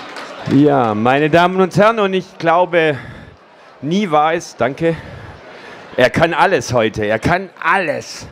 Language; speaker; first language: German; native; German